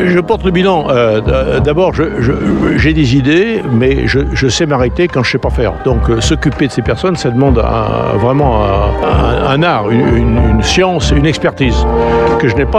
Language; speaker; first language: French; native; French